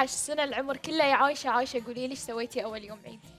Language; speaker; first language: Arabic; native; Arabic